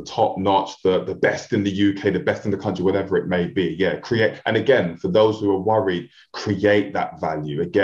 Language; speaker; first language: English; native; English